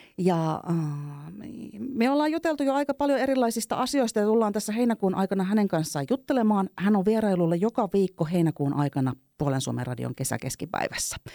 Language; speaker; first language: Finnish; native; Finnish